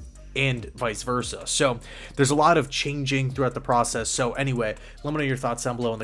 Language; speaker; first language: English; native; English